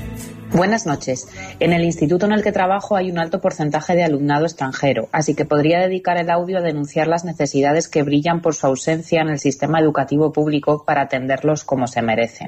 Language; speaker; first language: Spanish; native; Spanish